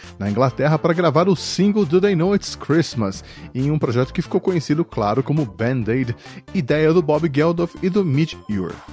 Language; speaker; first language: Portuguese; native; Portuguese